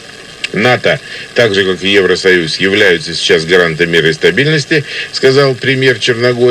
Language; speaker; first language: Russian; native; Russian